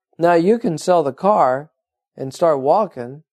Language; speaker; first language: English; native; English